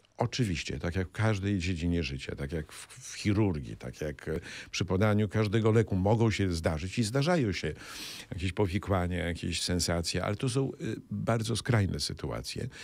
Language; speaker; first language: Polish; native; Polish